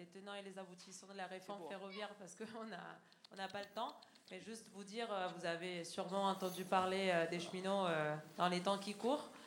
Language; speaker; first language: French; non-native, fluent; Spanish